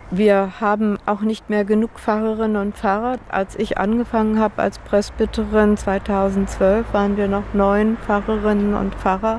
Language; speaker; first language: German; native; German